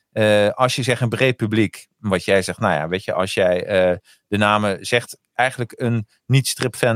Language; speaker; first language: Dutch; native; Dutch